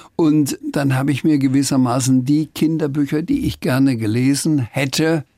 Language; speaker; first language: German; native; German